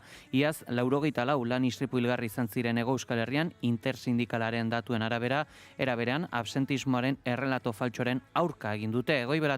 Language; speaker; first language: Basque; native; Basque